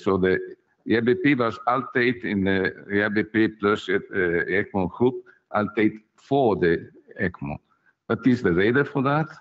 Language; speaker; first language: Dutch; non-native, fluent; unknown